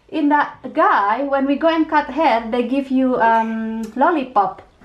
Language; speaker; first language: English; non-native, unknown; Indonesian